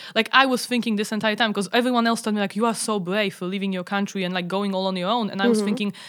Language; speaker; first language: English; non-native, fluent; Polish